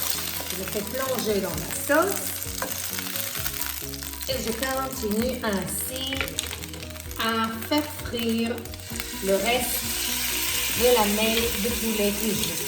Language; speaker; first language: French; non-native, fluent; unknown